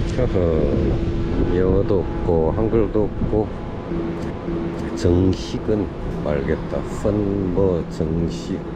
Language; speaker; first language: Korean; native; Korean